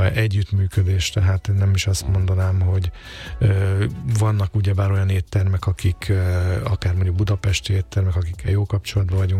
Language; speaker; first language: Hungarian; native; Hungarian